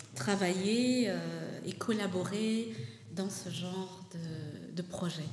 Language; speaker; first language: French; non-native, local second language; Lingala